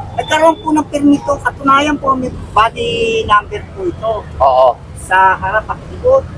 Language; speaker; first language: Filipino; native; Filipino